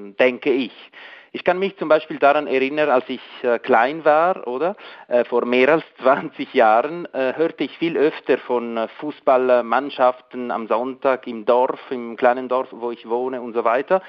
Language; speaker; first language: German; non-native, local second language; Italian